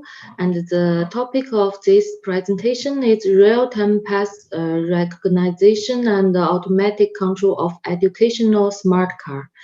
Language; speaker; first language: English; non-native, local second language; Chinese